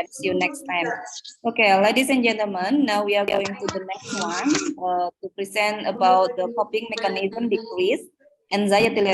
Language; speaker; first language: English; non-native, fluent; Indonesian